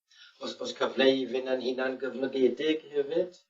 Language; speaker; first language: Welsh; native; Welsh